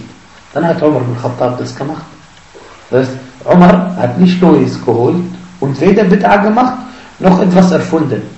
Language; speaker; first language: German; non-native, fluent; Arabic